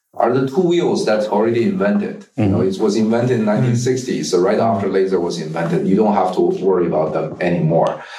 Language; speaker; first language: English; non-native, fluent; Chinese